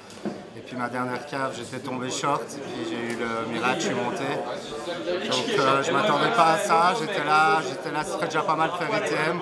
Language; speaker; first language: French; native; French